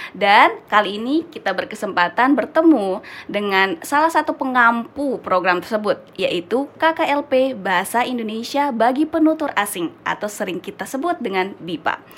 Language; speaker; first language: Indonesian; native; Indonesian